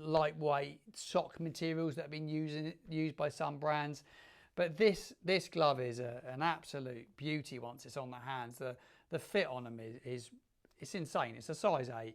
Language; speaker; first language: English; native; English